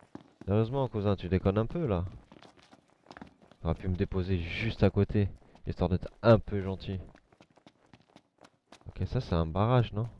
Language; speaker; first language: French; native; French